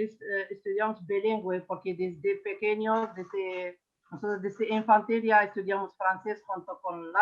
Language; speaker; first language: Spanish; non-native, learner; Arabic